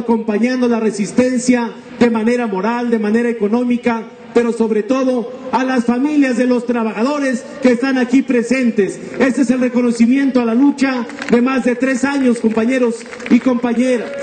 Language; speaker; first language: Spanish; native; Spanish